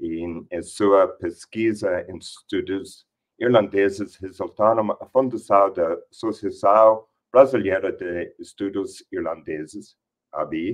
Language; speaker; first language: Portuguese; non-native, fluent; English